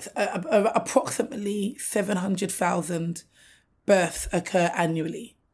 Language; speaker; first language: English; native; English